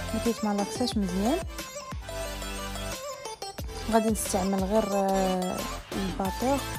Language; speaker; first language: Arabic; native; Arabic